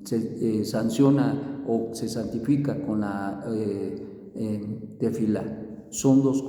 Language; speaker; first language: Spanish; native; Spanish